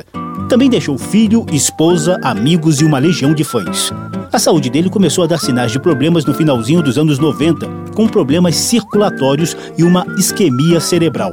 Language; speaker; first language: Portuguese; native; Portuguese